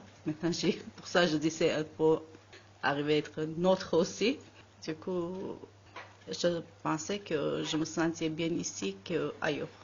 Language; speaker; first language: French; non-native, learner; Armenian